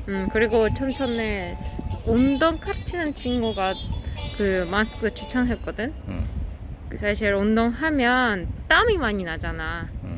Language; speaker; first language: Korean; non-native, fluent; Russian